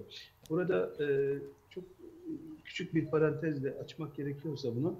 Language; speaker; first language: Turkish; native; Turkish